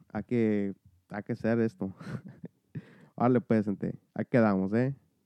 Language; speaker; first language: Spanish; early bilingual, heritage; Spanish